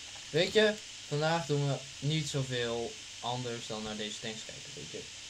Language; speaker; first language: Dutch; native; Dutch